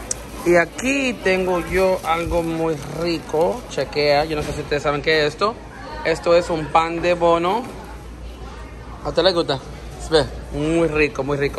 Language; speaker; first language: Spanish; native; Spanish